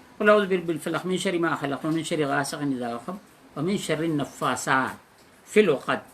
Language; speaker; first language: Urdu; native; Urdu